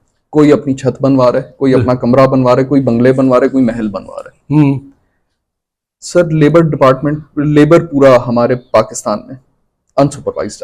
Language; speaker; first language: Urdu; non-native, local second language; Sindhi